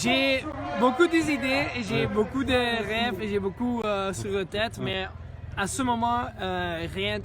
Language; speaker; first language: French; non-native, learner; Dutch